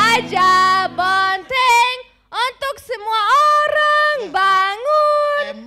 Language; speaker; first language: Indonesian; non-native, fluent; German